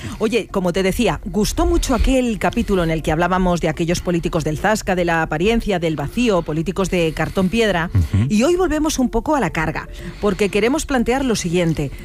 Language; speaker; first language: Spanish; native; Spanish